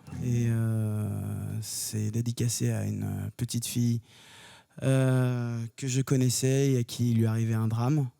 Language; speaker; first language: French; native; French